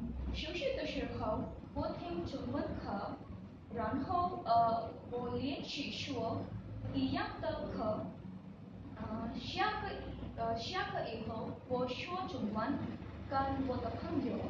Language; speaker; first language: Chinese; non-native, learner; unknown